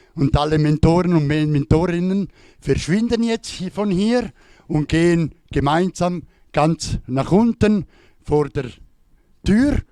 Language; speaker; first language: German; native; German